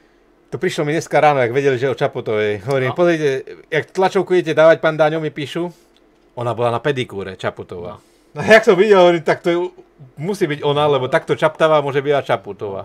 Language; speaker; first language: Slovak; native; Slovak